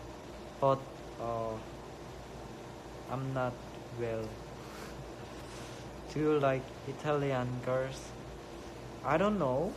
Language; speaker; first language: English; non-native, learner; Korean